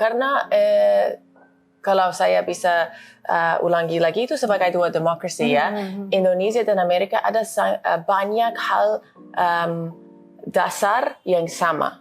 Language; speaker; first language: Indonesian; non-native, fluent; English